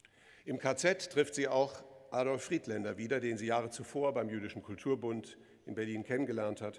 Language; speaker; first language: German; native; German